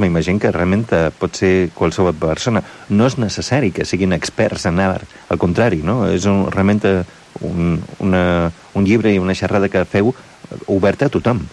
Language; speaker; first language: Catalan; native; Catalan